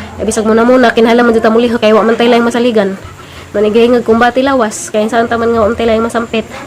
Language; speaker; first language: Cebuano; native; Cebuano